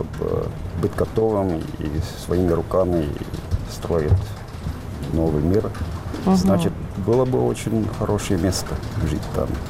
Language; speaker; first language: Russian; non-native, fluent; Estonian